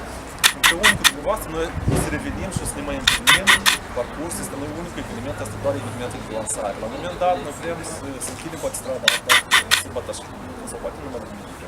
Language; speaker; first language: Romanian; native; Romanian